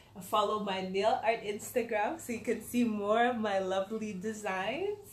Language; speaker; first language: English; early bilingual, other home language; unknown